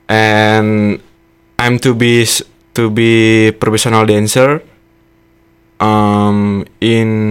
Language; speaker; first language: English; non-native, learner; Indonesian